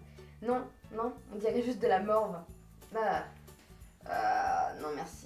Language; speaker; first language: French; native; French